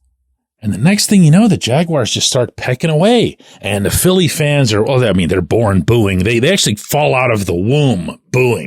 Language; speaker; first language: English; native; English